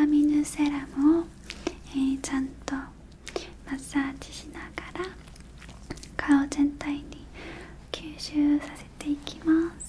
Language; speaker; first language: Japanese; non-native, learner; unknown